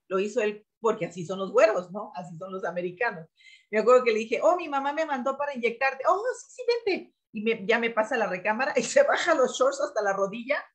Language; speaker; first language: Spanish; native; Spanish